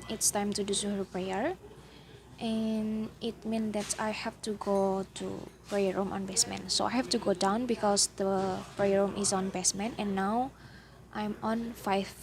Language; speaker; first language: English; non-native, learner; Indonesian